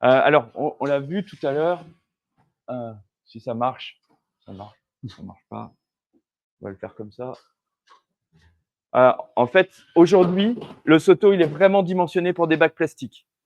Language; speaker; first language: French; native; French